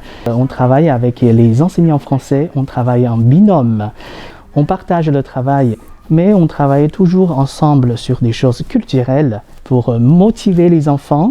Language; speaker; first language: French; non-native, fluent; Chinese